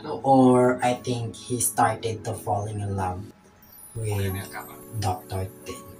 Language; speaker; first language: English; non-native, local second language; Filipino